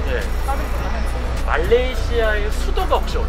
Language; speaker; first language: Korean; native; Korean